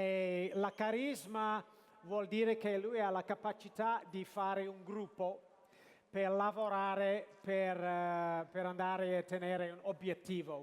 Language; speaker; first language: Italian; non-native, fluent; English